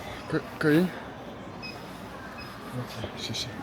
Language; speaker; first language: Chinese; non-native, learner; French